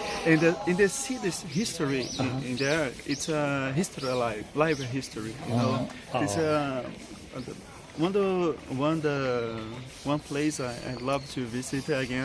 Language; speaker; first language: English; non-native, learner; Portuguese